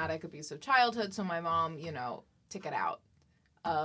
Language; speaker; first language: English; native; English